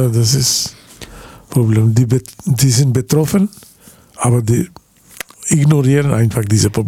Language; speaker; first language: German; non-native, learner; Bangla